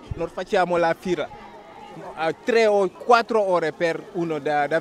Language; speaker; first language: Italian; non-native, learner; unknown